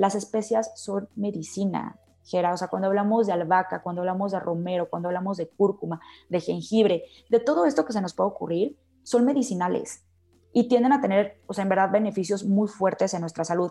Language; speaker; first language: Spanish; native; Spanish